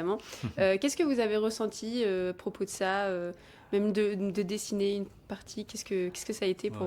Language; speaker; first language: French; native; French